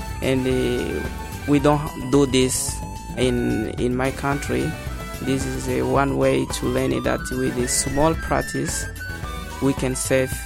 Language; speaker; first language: English; non-native, learner; Portuguese